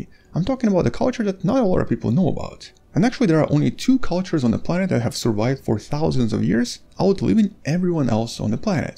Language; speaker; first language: English; non-native, fluent; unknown